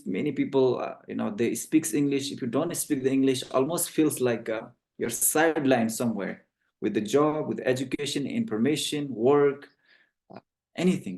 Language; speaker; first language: English; non-native, fluent; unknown